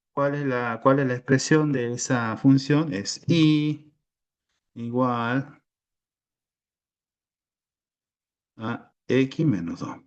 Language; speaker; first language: Spanish; native; Spanish